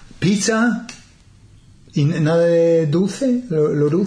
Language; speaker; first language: Spanish; non-native, fluent; English